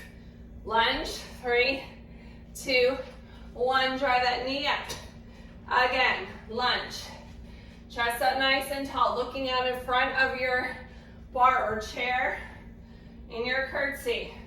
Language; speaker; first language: English; native; English